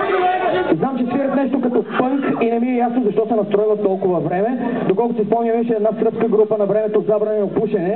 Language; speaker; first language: Bulgarian; native; Bulgarian